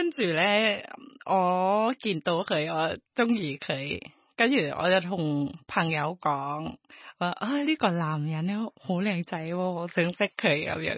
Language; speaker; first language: Cantonese; non-native, fluent; Thai